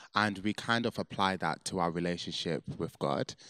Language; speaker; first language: English; early bilingual, other home language; Yoruba